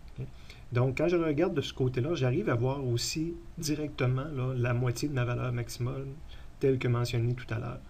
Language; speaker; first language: French; native; French